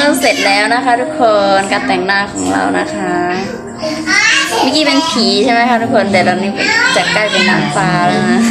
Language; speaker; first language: Thai; non-native, local second language; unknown